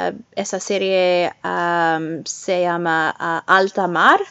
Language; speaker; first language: Spanish; non-native, learner; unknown